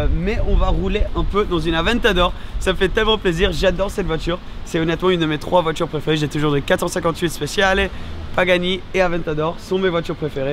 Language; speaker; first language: French; native; French